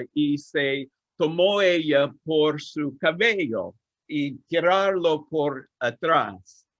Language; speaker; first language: Spanish; non-native, learner; English